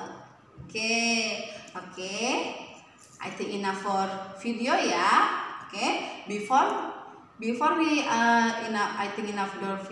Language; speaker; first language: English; non-native, learner; Indonesian